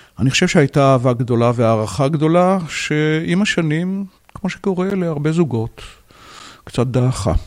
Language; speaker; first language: Hebrew; native; Hebrew